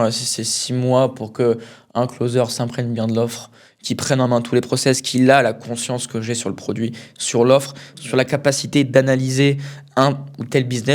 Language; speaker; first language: French; native; French